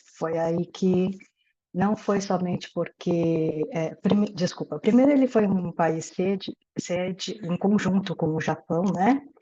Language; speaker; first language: Portuguese; early bilingual, other home language; Korean